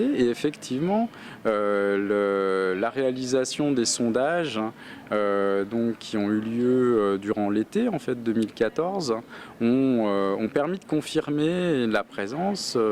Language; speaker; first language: French; native; French